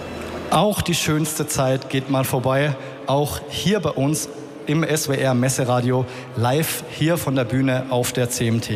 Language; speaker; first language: German; native; German